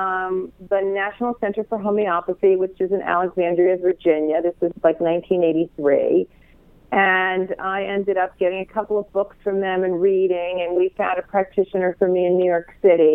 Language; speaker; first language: English; native; English